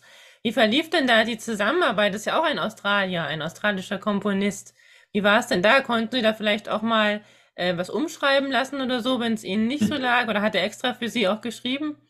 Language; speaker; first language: German; native; German